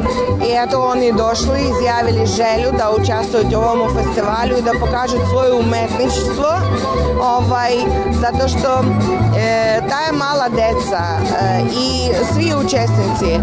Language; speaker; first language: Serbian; non-native, fluent; Russian